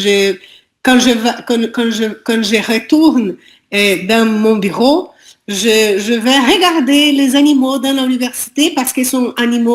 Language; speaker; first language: French; non-native, learner; Portuguese